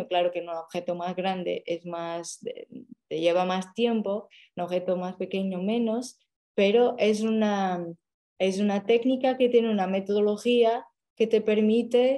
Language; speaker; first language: Spanish; non-native, fluent; Portuguese